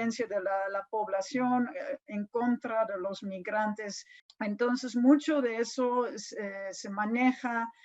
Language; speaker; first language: Spanish; non-native, fluent; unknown